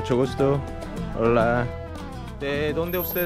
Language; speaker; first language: Spanish; non-native, fluent; Korean